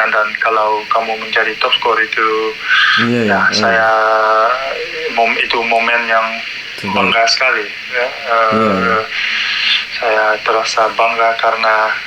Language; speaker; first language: Indonesian; non-native, learner; Dutch